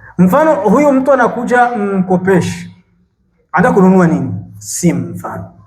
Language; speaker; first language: Swahili; native; Swahili